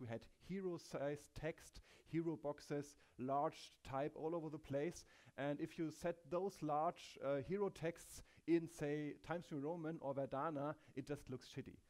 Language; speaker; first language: English; non-native, fluent; German